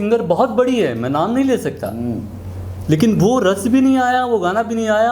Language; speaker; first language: Hindi; native; Hindi